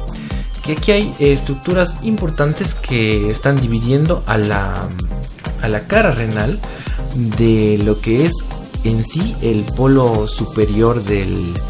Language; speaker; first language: Spanish; native; Spanish